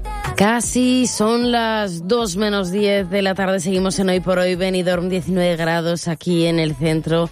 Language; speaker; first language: Spanish; native; Spanish